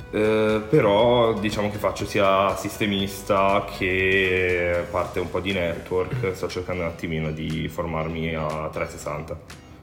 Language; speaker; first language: Italian; early bilingual, other home language; Romanian